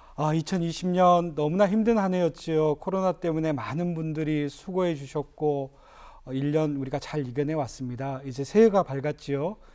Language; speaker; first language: Korean; native; Korean